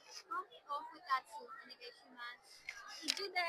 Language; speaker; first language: Japanese; non-native, learner; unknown